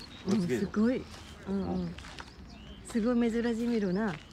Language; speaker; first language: Japanese; non-native, learner; Vietnamese